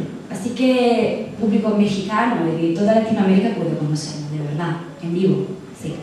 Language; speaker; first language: Spanish; non-native, learner; Italian